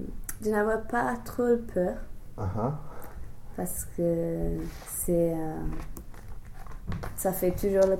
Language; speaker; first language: French; non-native, fluent; English